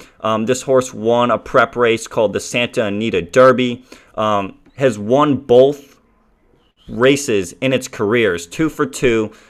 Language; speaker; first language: English; native; English